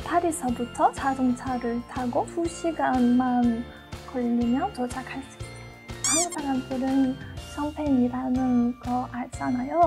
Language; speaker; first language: Korean; non-native, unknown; French